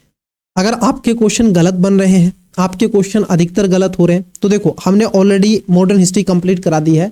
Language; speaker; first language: Hindi; native; Hindi